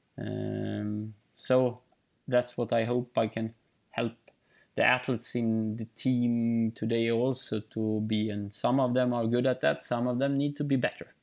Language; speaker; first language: English; non-native, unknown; Swedish